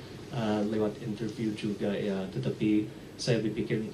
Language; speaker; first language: Indonesian; early bilingual, heritage; English